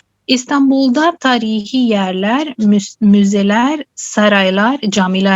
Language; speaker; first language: Turkish; non-native, learner; Urdu